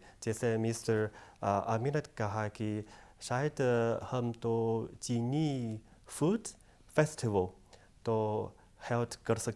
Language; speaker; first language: Hindi; non-native, fluent; Chinese